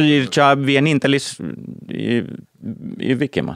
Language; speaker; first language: Lithuanian; non-native, fluent; Finnish